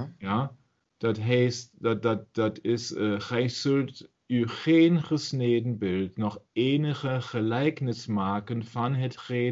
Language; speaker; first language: Dutch; non-native, learner; German